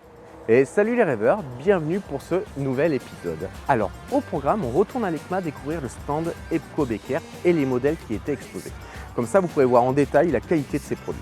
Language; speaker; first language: French; native; French